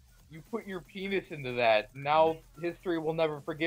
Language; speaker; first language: English; native; English